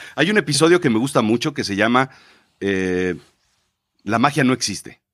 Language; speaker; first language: Spanish; native; Spanish